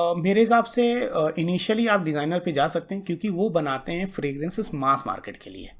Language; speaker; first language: Hindi; native; Hindi